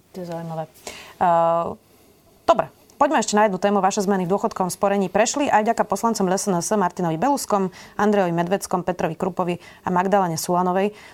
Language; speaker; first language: Slovak; native; Slovak